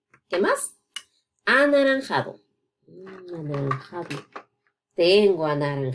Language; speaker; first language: Spanish; non-native, fluent; English